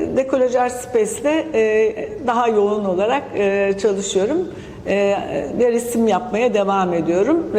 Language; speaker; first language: Turkish; native; Turkish